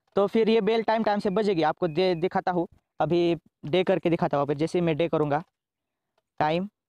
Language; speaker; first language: Hindi; native; Hindi